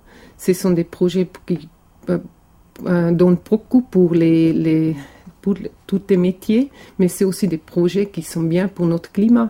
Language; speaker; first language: French; non-native, local second language; German